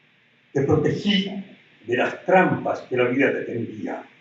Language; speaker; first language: Spanish; native; Spanish